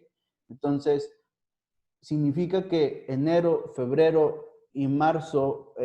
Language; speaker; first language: Spanish; native; Spanish